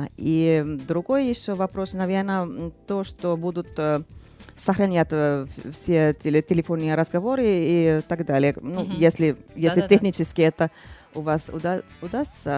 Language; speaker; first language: Russian; non-native, fluent; Finnish